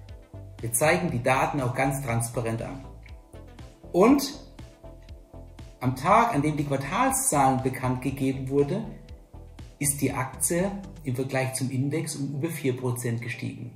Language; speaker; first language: German; native; German